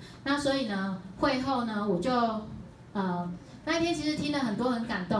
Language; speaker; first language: Chinese; native; Chinese